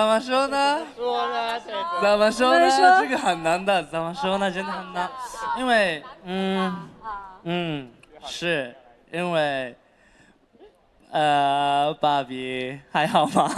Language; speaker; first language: Chinese; non-native, fluent; Japanese